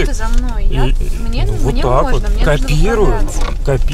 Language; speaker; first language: Russian; native; Russian